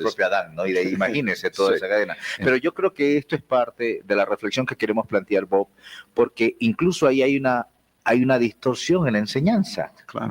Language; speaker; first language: Spanish; native; Spanish